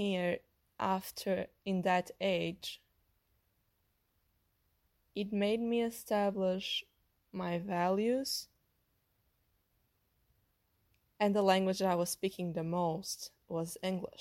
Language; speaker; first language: English; non-native, fluent; Portuguese